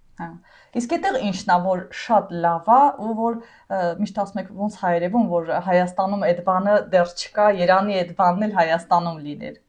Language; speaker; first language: Armenian; native; Armenian